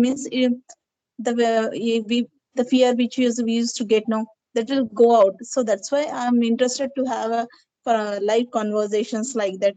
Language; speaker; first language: English; non-native, learner; Telugu